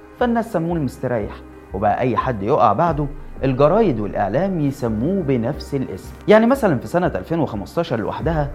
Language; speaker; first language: Arabic; native; Arabic